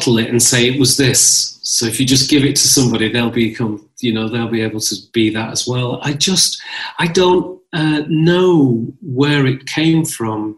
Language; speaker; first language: English; native; English